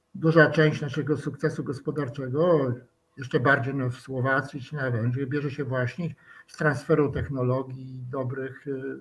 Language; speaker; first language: Polish; native; Polish